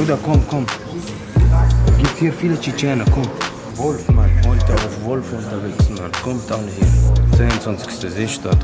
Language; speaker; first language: German; non-native, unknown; Chechen